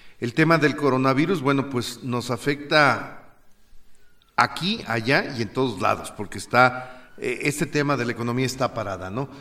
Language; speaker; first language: Spanish; native; Spanish